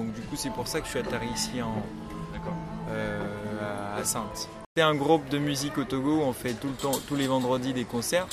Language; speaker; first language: French; non-native, local second language; Ewe